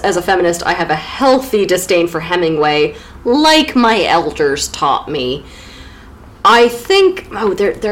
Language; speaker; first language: English; native; English